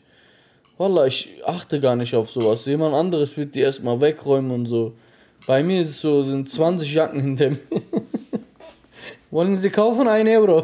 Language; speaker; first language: German; native; German